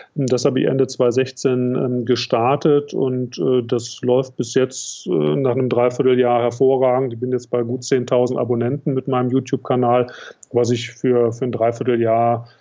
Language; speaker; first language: German; native; German